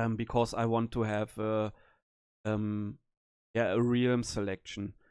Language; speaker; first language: English; non-native, learner; German